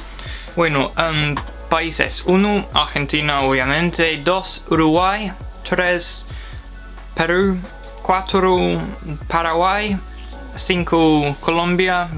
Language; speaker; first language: Spanish; non-native, fluent; English